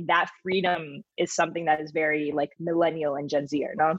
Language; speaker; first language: English; non-native, fluent; Spanish